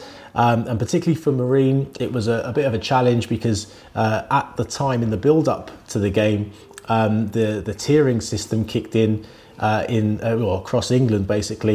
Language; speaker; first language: English; native; English